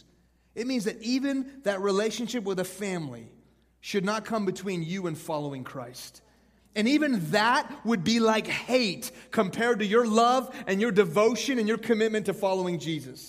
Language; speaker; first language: English; native; English